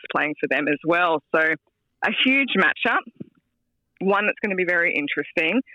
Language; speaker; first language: English; native; English